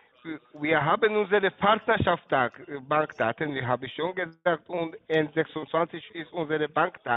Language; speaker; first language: German; non-native, learner; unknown